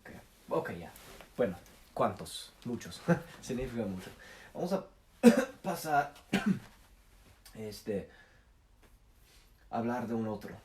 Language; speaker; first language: Spanish; non-native, fluent; English